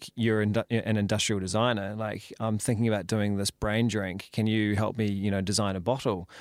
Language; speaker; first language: English; native; English